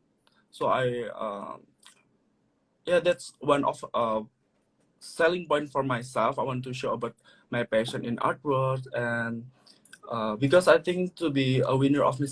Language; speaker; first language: English; non-native, learner; Indonesian